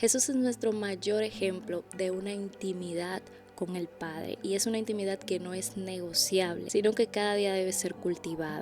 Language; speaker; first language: Spanish; native; Spanish